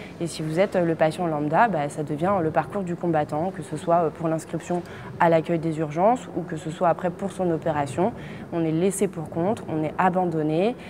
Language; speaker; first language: French; native; French